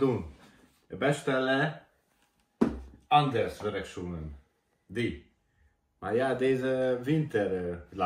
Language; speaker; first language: Dutch; non-native, learner; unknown